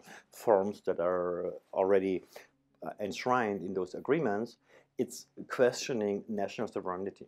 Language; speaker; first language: English; non-native, fluent; German